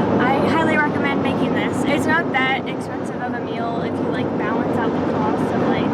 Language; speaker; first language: English; native; English